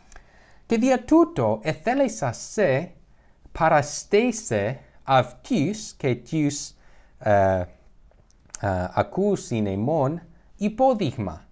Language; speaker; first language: Greek; non-native, learner; English